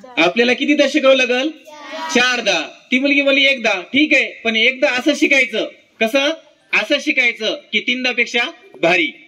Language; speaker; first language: Marathi; non-native, local second language; Urdu